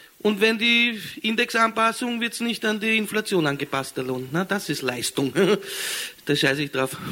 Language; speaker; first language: German; native; German